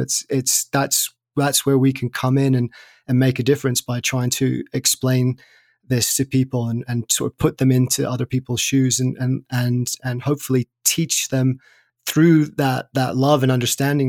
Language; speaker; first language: English; native; English